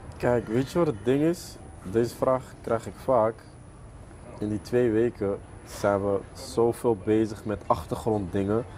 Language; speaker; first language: Dutch; early bilingual, other home language; Arabic